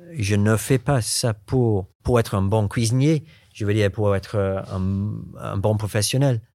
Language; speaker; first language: French; non-native, fluent; English